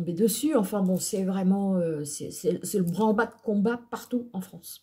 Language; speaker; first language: French; native; French